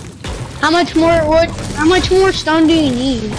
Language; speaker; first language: English; native; English